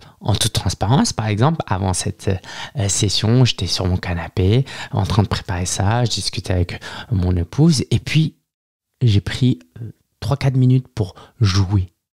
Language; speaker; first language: French; early bilingual, other home language; Chinese